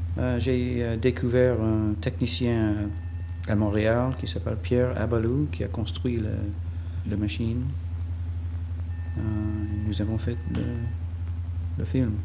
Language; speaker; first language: French; non-native, fluent; English